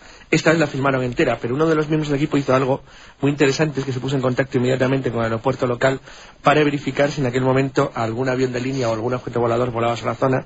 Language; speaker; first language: Spanish; native; Spanish